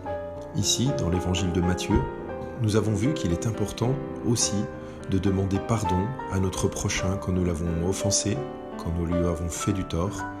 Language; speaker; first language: French; native; French